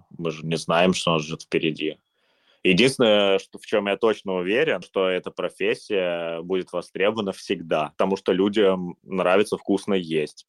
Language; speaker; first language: Russian; native; Russian